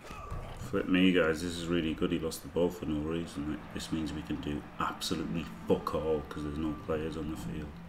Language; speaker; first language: English; native; English